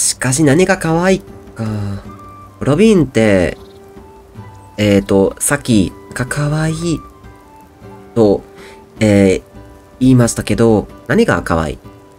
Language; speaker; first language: Japanese; non-native, learner; German